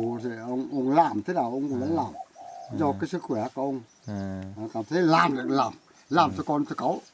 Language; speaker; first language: Vietnamese; native; Vietnamese